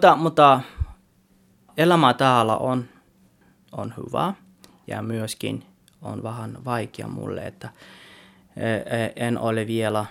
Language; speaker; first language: Finnish; non-native, learner; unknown